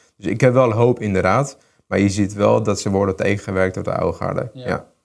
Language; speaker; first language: Dutch; early bilingual, other home language; Armenian